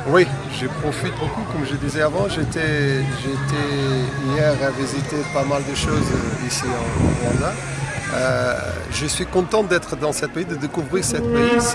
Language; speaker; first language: French; non-native, fluent; Portuguese